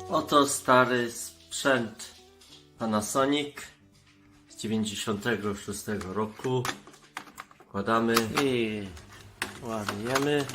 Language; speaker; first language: Polish; non-native, fluent; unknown